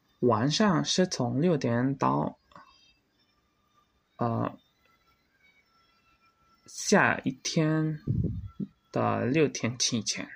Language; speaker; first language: Chinese; non-native, learner; Indonesian